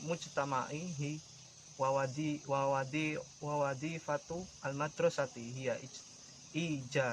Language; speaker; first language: Arabic; non-native, learner; Indonesian